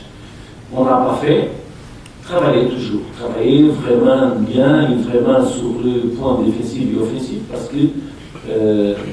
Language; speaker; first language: French; non-native, fluent; Portuguese